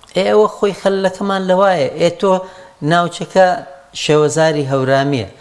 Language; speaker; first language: Central Kurdish; non-native, local second language; Gurani